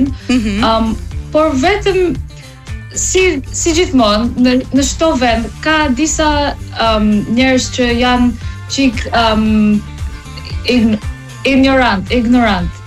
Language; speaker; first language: Albanian; non-native, learner; English